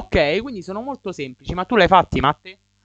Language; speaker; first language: Italian; native; Italian